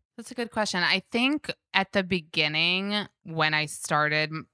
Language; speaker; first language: English; early bilingual, other home language; Hebrew